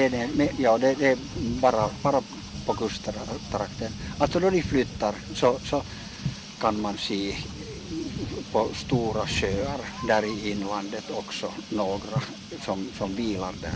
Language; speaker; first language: Swedish; non-native, local second language; Finnish